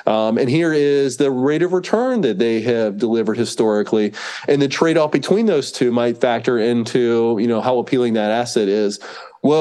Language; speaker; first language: English; native; English